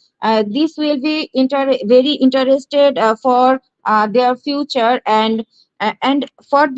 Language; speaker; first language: English; non-native, learner; Bangla